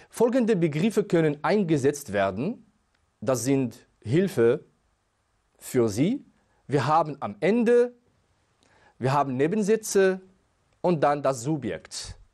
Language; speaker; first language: German; non-native, fluent; Arabic